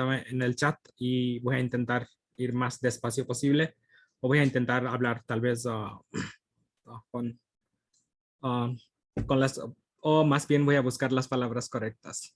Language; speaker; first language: Spanish; non-native, fluent; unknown